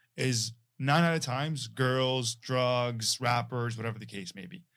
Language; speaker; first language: English; non-native, fluent; Arabic